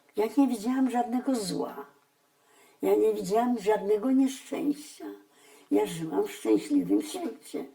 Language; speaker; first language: Polish; early bilingual, other home language; Russian